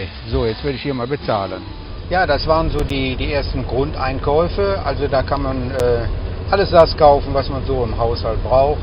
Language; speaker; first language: German; native; German